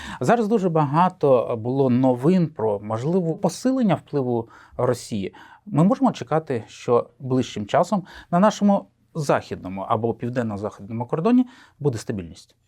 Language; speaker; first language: Ukrainian; native; Ukrainian